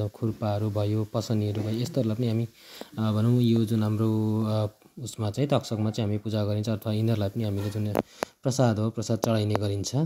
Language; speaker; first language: Nepali; non-native, local second language; Limbu